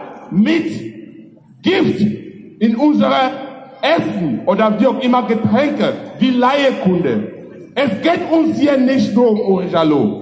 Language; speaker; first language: German; non-native, fluent; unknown